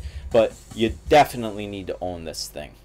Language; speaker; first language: English; native; English